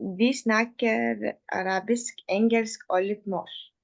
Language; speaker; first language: Norwegian; non-native, learner; Lithuanian